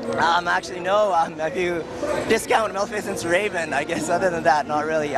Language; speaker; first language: English; non-native, fluent; Japanese